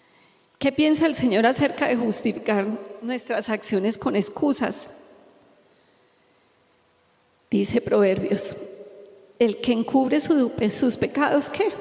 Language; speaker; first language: Spanish; native; Spanish